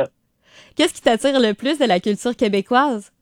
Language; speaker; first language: French; native; French